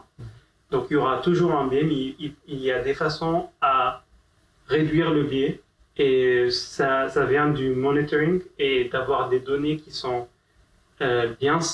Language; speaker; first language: French; non-native, fluent; Arabic